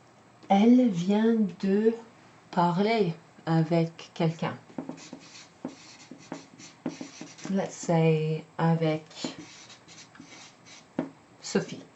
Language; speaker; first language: French; non-native, fluent; English